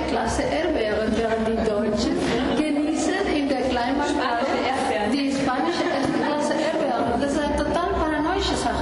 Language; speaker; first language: German; non-native, fluent; Spanish